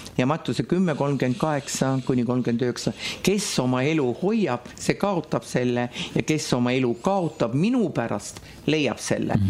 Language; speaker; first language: Estonian; native; Estonian